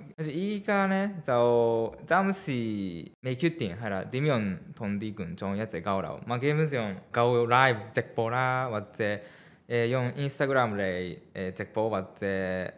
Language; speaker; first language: Cantonese; non-native, fluent; Japanese